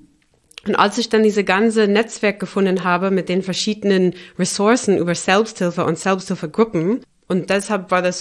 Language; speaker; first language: German; non-native, fluent; English